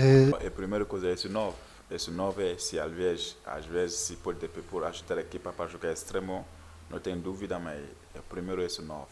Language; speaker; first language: Portuguese; non-native, learner; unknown